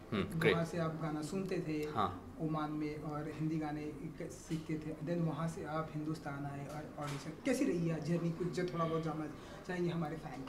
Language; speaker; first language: Hindi; native; Hindi